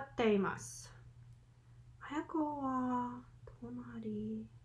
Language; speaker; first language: Japanese; non-native, learner; English